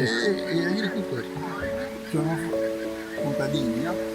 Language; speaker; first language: Italian; early bilingual, heritage; Portuguese